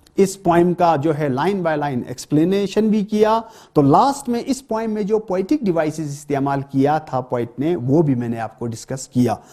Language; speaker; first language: Hindi; non-native, local second language; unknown